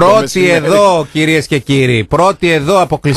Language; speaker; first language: Greek; native; Greek